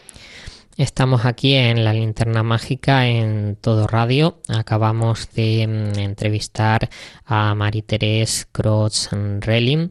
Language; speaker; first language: Spanish; native; Spanish